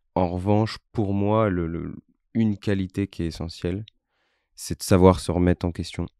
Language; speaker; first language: French; native; French